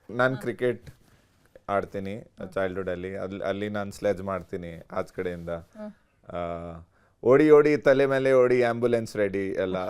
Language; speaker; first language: Kannada; non-native, local second language; Punjabi